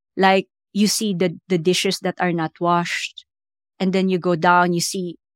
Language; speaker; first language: English; non-native, local second language; Filipino